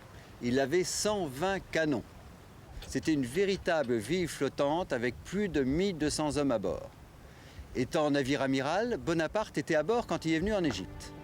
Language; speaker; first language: French; native; French